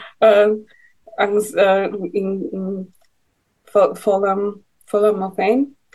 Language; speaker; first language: Irish; non-native, learner; Polish